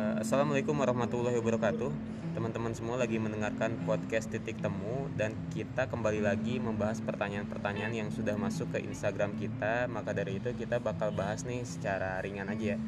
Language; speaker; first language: Indonesian; native; Indonesian